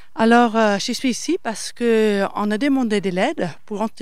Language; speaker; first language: French; non-native, fluent; German